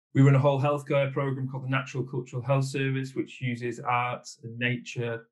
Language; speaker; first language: English; native; English